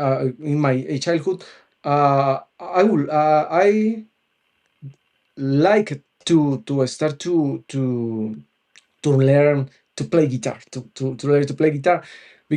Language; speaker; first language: English; non-native, local second language; Spanish